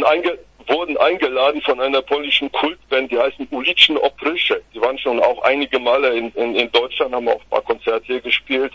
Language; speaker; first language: German; native; German